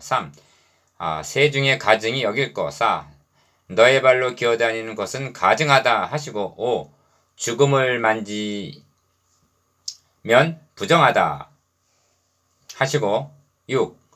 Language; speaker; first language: Korean; native; Korean